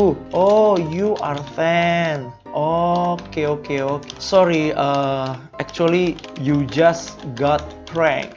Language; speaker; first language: English; non-native, learner; Indonesian